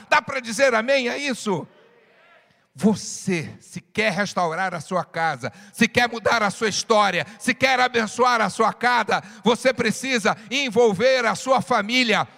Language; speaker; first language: Portuguese; native; Portuguese